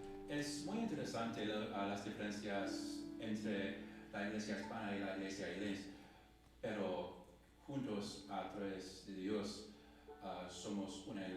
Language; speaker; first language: Spanish; non-native, learner; English